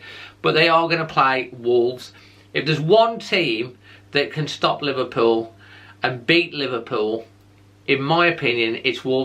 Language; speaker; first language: English; native; English